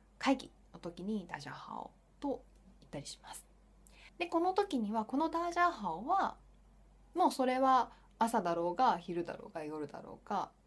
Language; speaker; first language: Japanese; native; Japanese